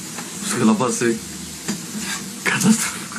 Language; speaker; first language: French; non-native, learner; Romanian